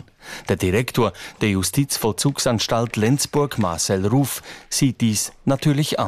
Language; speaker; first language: German; native; German